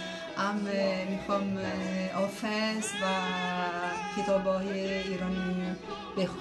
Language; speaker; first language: Persian; non-native, learner; Italian